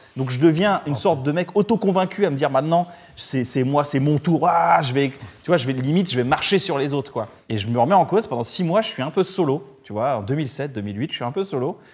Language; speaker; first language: French; native; French